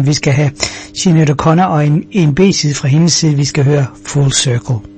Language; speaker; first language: Danish; native; Danish